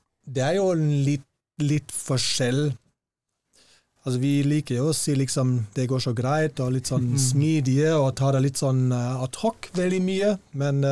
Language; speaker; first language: Norwegian; non-native, fluent; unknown